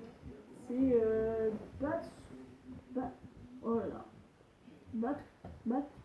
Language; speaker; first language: French; native; French